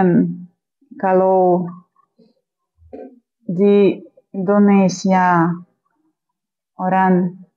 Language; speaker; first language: Indonesian; non-native, fluent; Russian